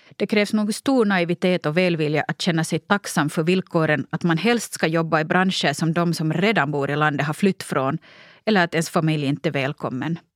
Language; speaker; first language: Swedish; native; Swedish